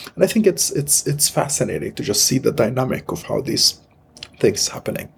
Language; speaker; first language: English; non-native, fluent; Arabic